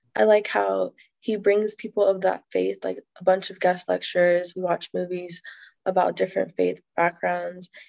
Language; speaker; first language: English; native; English